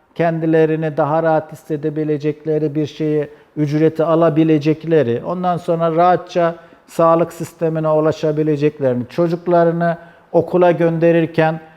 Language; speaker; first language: Turkish; native; Turkish